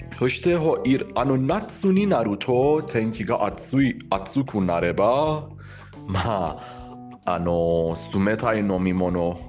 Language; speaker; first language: Japanese; non-native, learner; Persian